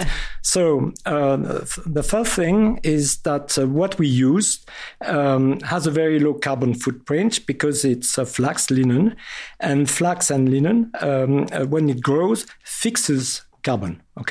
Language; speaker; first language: English; non-native, fluent; French